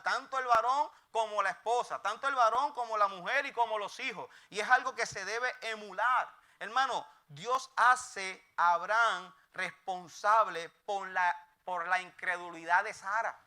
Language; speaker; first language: Spanish; native; Spanish